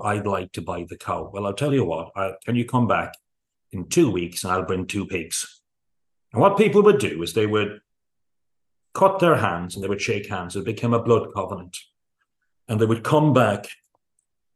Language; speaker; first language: English; native; English